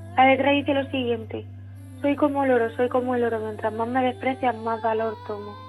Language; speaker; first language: Spanish; native; Spanish